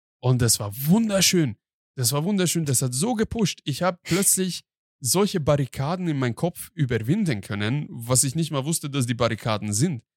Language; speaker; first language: German; non-native, fluent; Hungarian